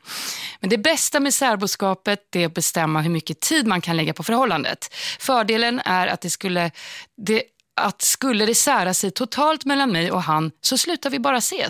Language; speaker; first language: Swedish; native; Swedish